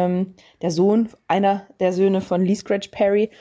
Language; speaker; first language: German; native; German